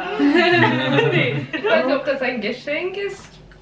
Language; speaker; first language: German; native; German